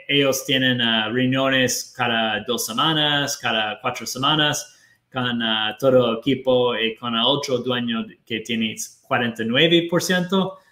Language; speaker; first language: Spanish; non-native, fluent; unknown